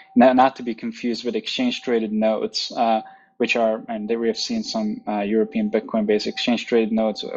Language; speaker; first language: English; non-native, fluent; Hungarian